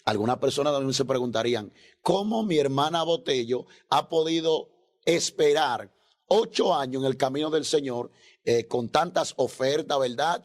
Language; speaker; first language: Spanish; native; Spanish